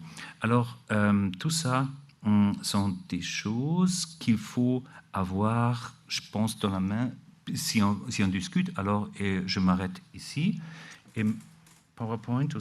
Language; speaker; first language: French; non-native, learner; German